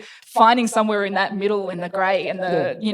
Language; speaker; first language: English; native; English